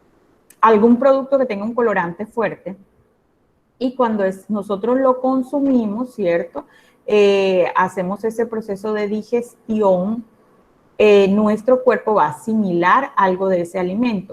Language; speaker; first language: Spanish; native; Spanish